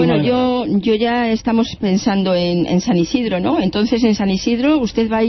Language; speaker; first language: Spanish; native; Spanish